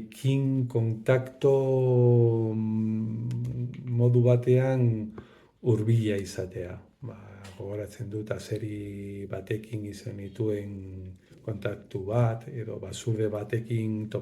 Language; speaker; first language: Basque; non-native, local second language; Spanish